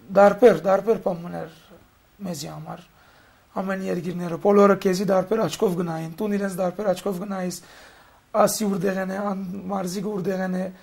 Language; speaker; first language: Armenian; early bilingual, heritage; Armenian